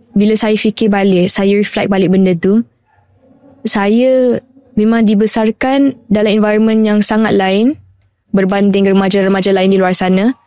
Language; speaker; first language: Malay; non-native, local second language; English